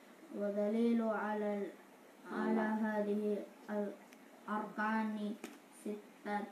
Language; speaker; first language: Arabic; non-native, learner; Indonesian